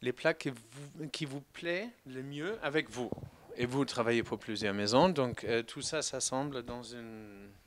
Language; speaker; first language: French; non-native, fluent; German